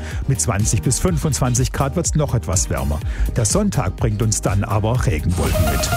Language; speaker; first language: German; native; German